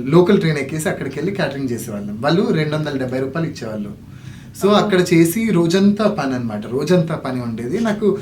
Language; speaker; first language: Telugu; non-native, local second language; Lambadi